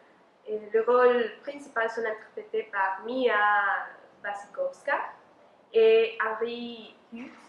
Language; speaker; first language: French; non-native, learner; Spanish